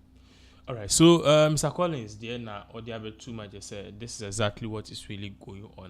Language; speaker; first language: English; non-native, local second language; Akan